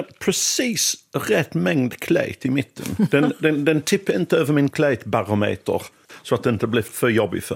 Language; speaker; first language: Swedish; native; Swedish